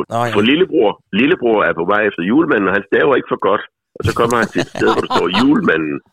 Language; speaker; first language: Danish; native; Danish